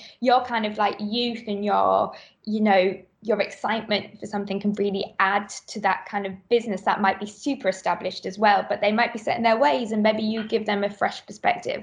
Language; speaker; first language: English; native; English